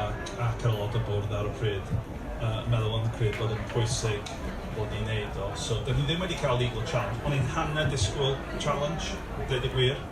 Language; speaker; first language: Welsh; non-native, local second language; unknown